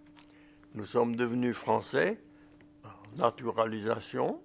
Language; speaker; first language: French; early bilingual, other home language; German